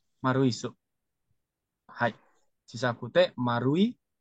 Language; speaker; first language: Japanese; non-native, fluent; Indonesian